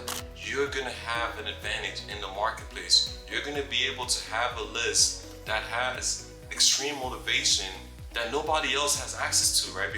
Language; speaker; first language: English; native; English